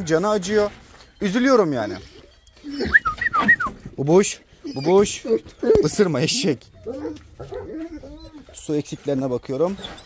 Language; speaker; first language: Turkish; native; Turkish